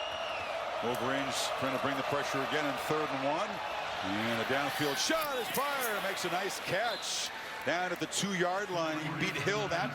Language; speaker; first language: English; native; English